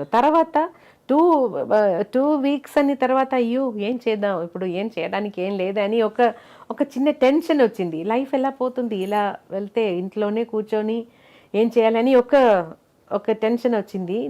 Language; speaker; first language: Telugu; non-native, fluent; Malayalam